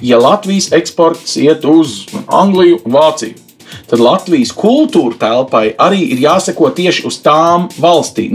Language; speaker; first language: Latvian; native; Latvian